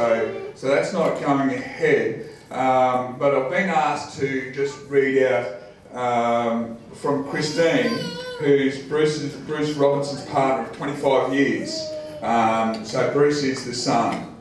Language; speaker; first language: English; native; English